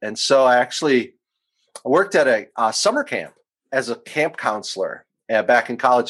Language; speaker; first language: English; native; English